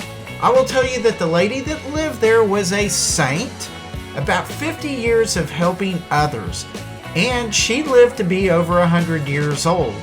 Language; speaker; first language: English; native; English